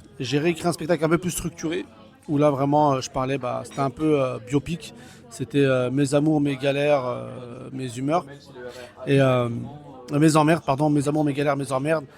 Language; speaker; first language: French; early bilingual, other home language; Kabyle